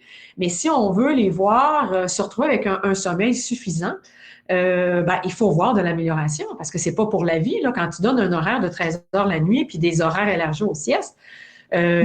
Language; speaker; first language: French; native; French